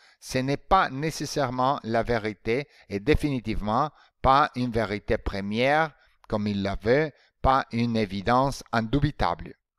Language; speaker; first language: French; non-native, fluent; Spanish